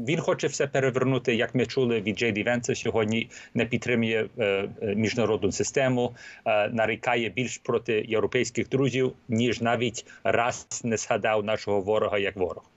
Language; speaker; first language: Ukrainian; early bilingual, heritage; Ukrainian